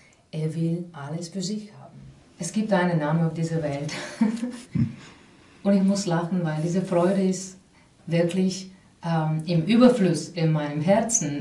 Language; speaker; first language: German; non-native, fluent; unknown